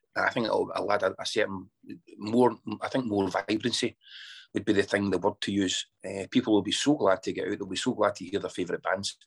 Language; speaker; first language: English; native; English